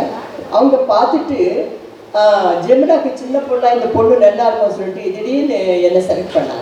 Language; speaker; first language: Tamil; non-native, local second language; Telugu